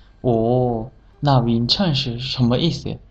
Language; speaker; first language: Chinese; non-native, learner; Korean